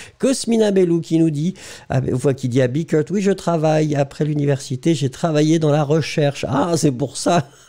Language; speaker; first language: French; native; French